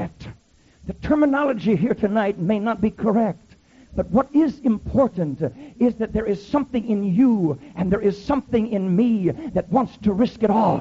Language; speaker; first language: English; native; English